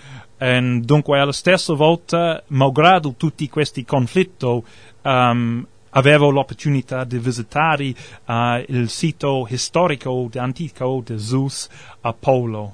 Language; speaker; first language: Italian; non-native, learner; English